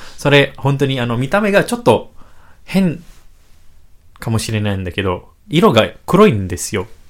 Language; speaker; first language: Japanese; non-native, fluent; Indonesian